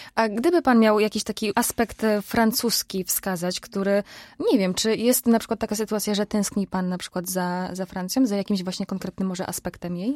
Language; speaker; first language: Polish; native; Polish